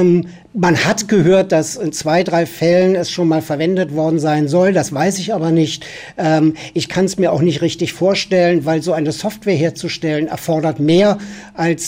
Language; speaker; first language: German; native; German